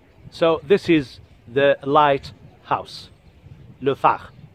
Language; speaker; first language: English; non-native, fluent; Arabic